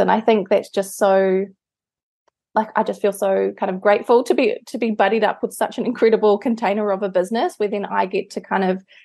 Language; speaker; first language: English; native; English